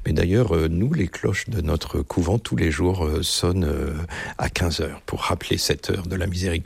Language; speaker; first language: French; native; French